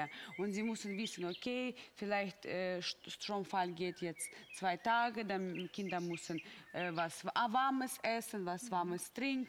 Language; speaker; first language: German; non-native, fluent; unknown